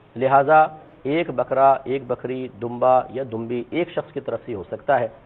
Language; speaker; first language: Urdu; native; Urdu